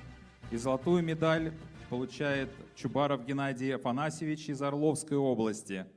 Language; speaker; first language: Russian; native; Russian